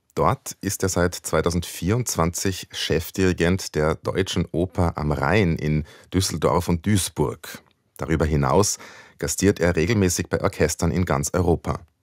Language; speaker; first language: German; native; German